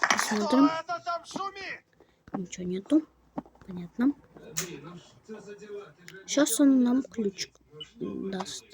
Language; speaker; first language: Russian; native; Russian